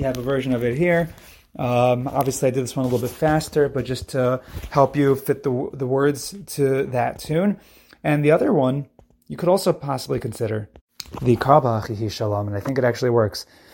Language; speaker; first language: English; native; English